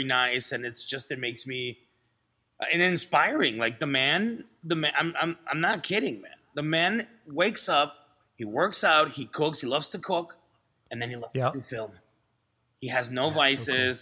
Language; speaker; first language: English; early bilingual, other home language; Spanish